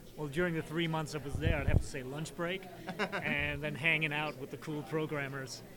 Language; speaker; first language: English; non-native, fluent; Danish